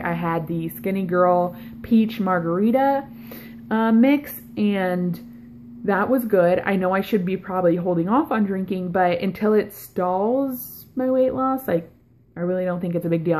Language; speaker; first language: English; native; English